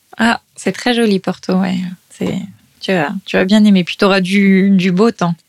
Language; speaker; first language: French; native; French